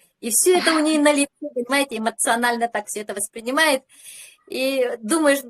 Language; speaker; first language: Russian; native; Russian